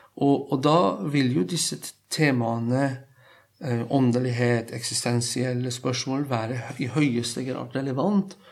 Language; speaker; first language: Norwegian; non-native, fluent; Persian